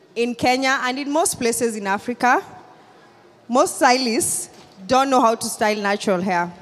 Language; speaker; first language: English; non-native, local second language; Kikuyu